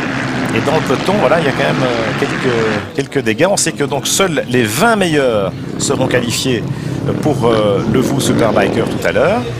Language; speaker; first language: French; native; French